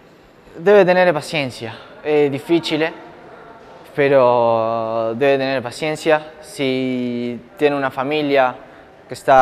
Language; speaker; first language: Italian; non-native, learner; Spanish